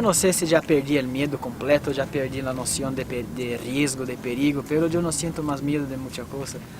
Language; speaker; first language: Spanish; non-native, fluent; Portuguese